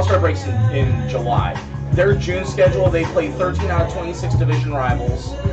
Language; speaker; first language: English; native; English